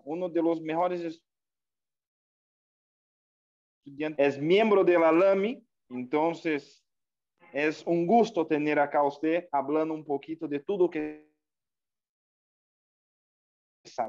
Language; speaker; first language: Spanish; non-native, fluent; Portuguese